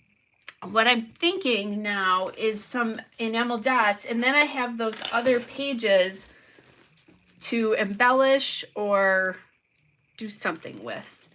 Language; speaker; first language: English; native; English